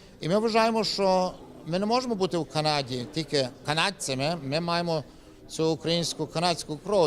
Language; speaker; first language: Ukrainian; early bilingual, heritage; Ukrainian